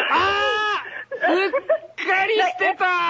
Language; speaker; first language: Japanese; native; Japanese